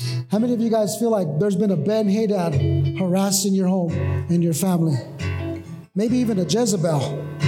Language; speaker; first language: English; early bilingual, other home language; Spanish